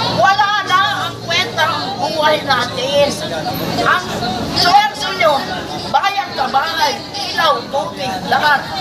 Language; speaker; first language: Filipino; non-native, local second language; Iloko